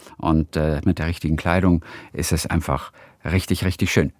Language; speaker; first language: German; native; German